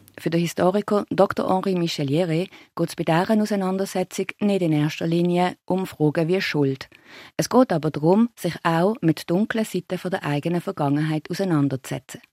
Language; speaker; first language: German; native; German